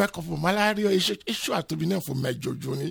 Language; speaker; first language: Hungarian; non-native, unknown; Yoruba